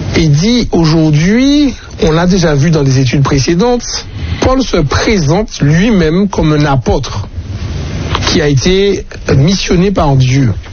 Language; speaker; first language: French; native; French